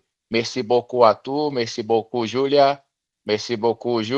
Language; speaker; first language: French; non-native, learner; Portuguese